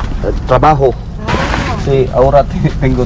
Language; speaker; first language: Spanish; non-native, learner; Filipino